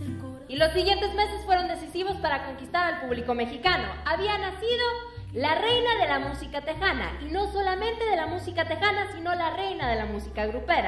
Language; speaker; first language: Spanish; native; Spanish